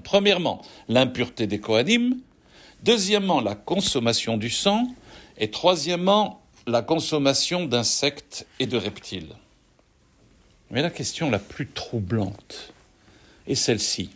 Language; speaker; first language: French; native; French